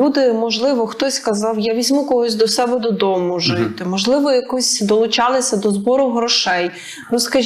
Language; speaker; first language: Ukrainian; native; Ukrainian